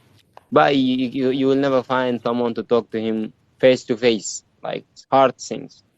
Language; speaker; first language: English; non-native, learner; Arabic